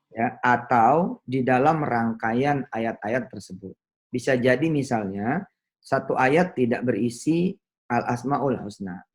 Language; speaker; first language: Indonesian; native; Indonesian